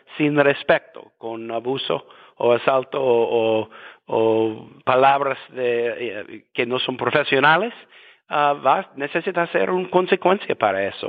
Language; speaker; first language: Spanish; non-native, fluent; English